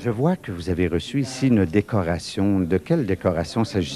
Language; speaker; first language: French; native; French